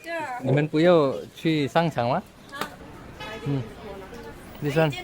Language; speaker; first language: Chinese; non-native, learner; Indonesian